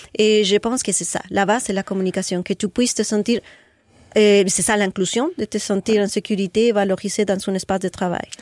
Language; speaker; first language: French; non-native, fluent; Spanish